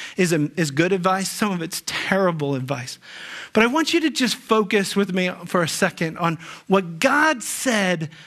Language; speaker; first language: English; native; English